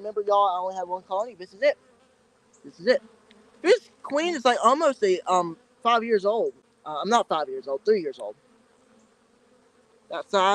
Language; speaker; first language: English; native; English